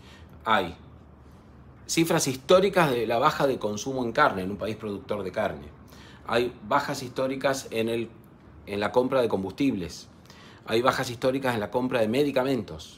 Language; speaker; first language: Spanish; native; Spanish